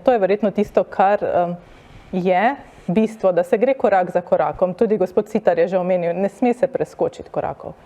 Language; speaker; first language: Slovenian; native; Slovenian